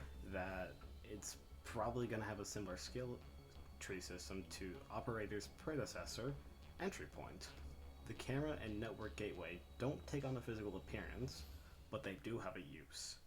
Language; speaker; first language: English; native; English